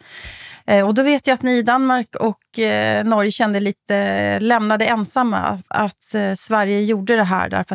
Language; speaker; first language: Swedish; native; Swedish